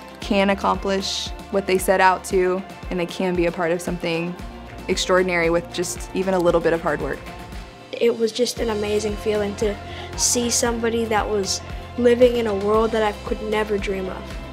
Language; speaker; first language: English; native; English